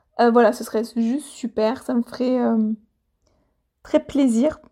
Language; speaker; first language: French; native; French